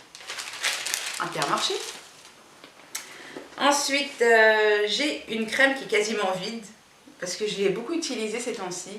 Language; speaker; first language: French; native; French